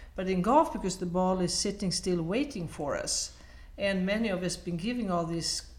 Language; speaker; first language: English; non-native, fluent; Swedish